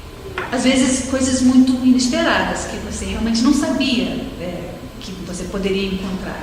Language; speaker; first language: Portuguese; non-native, fluent; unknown